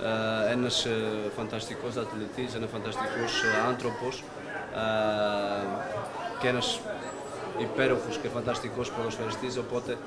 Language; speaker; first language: Greek; non-native, fluent; Portuguese